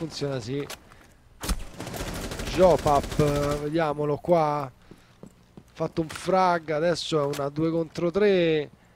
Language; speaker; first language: Italian; native; Italian